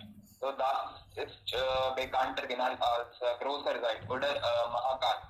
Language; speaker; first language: German; non-native, learner; Hindi